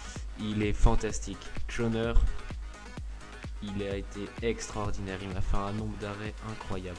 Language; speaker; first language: French; native; French